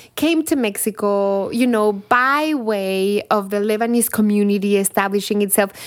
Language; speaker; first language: English; non-native, fluent; Spanish